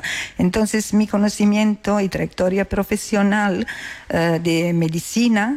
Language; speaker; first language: Spanish; non-native, learner; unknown